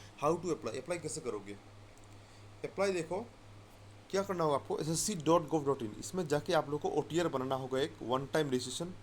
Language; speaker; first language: Hindi; non-native, local second language; Assamese